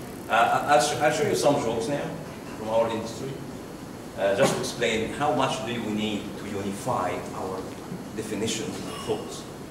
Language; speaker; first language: English; non-native, fluent; Arabic